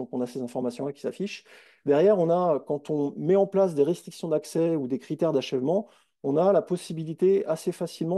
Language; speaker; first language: French; native; French